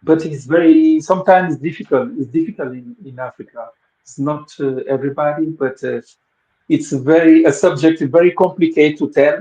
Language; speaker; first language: English; non-native, fluent; Wolof